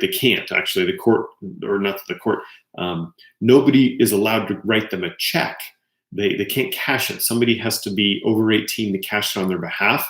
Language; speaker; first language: English; native; English